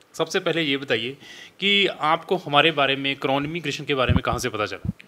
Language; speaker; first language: Hindi; non-native, local second language; Punjabi